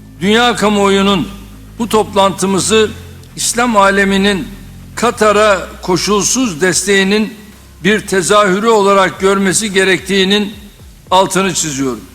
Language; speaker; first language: Turkish; native; Turkish